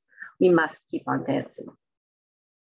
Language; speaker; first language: English; native; English